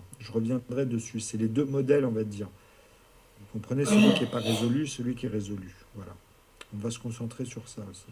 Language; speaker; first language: French; native; French